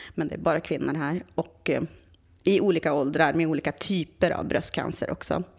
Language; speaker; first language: Swedish; native; Swedish